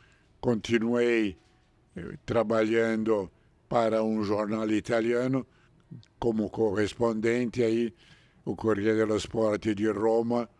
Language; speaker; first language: Portuguese; non-native, fluent; Italian